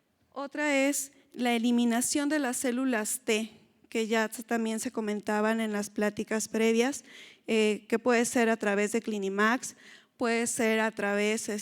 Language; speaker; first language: Spanish; native; Spanish